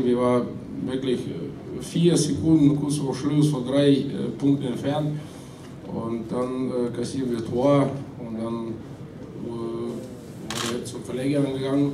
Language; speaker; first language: German; non-native, fluent; Russian